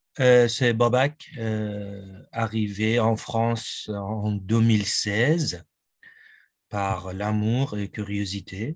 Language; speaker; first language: French; non-native, fluent; Persian